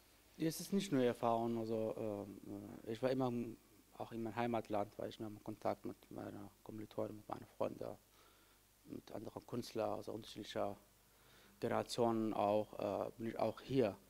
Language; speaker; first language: German; non-native, fluent; Kurdish